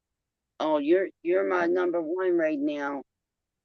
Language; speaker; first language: English; native; English